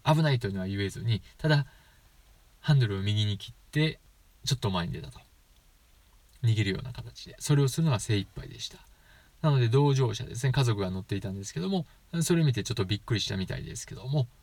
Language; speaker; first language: Japanese; native; Japanese